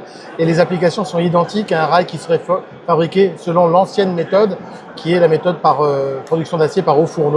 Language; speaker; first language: French; native; French